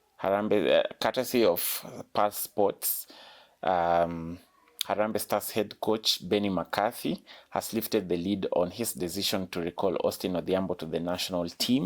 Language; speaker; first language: English; non-native, local second language; Swahili